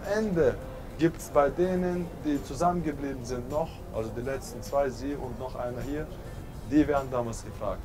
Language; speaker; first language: German; native; German